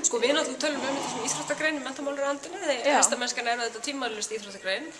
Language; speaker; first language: Icelandic; native; Icelandic